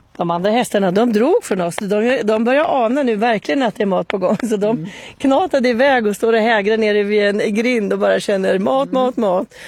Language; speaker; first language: Swedish; native; Swedish